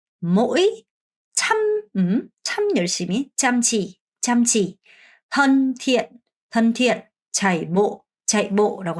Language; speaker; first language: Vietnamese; non-native, fluent; Korean